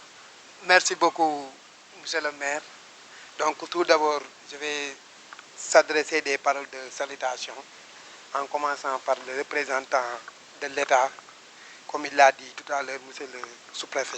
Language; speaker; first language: French; non-native, local second language; Wolof